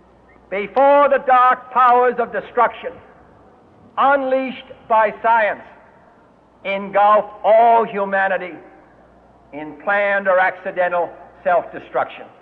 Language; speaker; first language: English; native; English